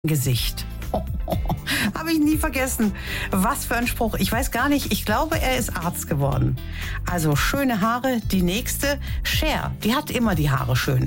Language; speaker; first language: German; native; German